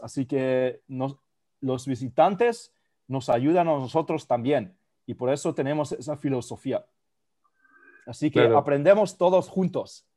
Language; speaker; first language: Spanish; non-native, fluent; German